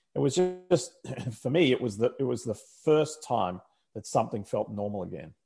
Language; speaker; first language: English; native; English